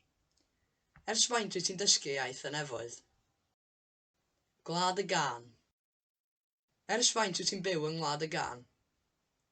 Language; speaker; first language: Welsh; non-native, learner; English